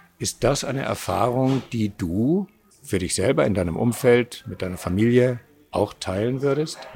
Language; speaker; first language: German; native; German